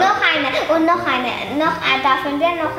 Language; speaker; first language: German; early bilingual, other home language; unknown